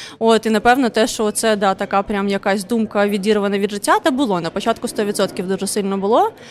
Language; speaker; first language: Ukrainian; non-native, local second language; Russian